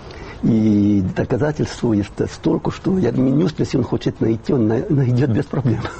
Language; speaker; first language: Russian; non-native, fluent; French